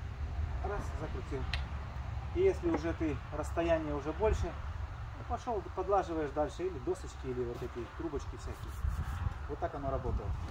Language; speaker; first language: Russian; native; Russian